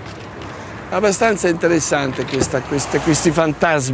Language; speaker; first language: Italian; native; Italian